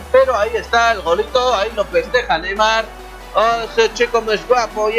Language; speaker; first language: Spanish; native; Spanish